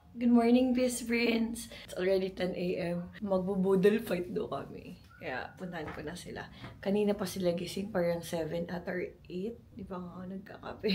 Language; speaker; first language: Filipino; non-native, local second language; Cebuano